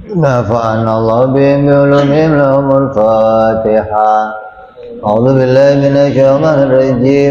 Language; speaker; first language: Arabic; non-native, fluent; Indonesian